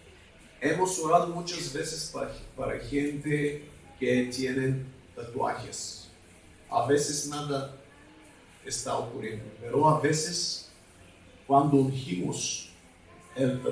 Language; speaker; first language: Spanish; non-native, fluent; Bulgarian